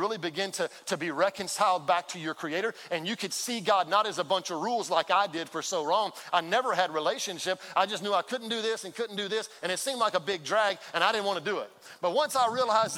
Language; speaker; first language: English; native; English